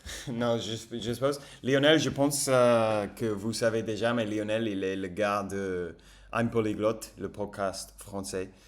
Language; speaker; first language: French; non-native, fluent; English